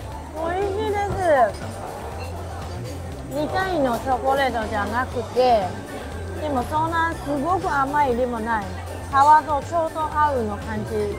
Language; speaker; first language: Japanese; non-native, fluent; Chinese